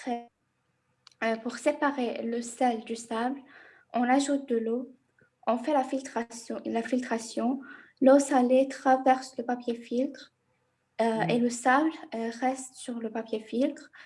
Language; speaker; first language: French; non-native, local second language; Arabic